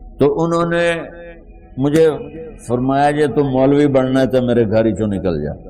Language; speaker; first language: Urdu; non-native, local second language; Punjabi